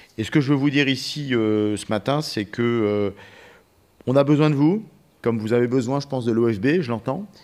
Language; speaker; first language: French; native; French